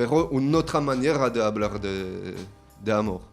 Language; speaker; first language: Spanish; non-native, learner; French